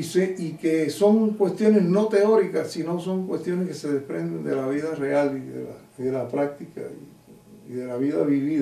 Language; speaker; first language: Spanish; native; Spanish